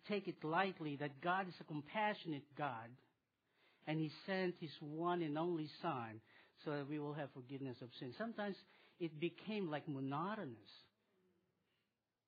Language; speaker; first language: English; non-native, local second language; Filipino